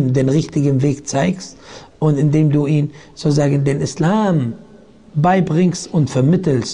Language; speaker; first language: German; non-native, fluent; Arabic